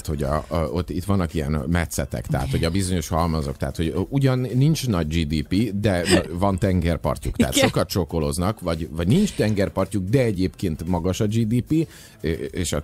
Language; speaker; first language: Hungarian; native; Hungarian